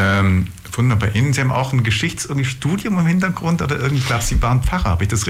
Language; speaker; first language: German; native; German